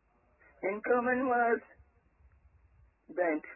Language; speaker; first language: English; early bilingual, other home language; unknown